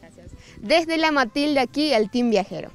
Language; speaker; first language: Spanish; native; Spanish